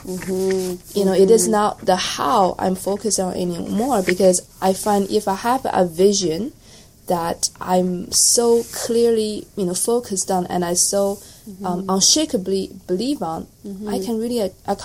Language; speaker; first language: English; non-native, fluent; Chinese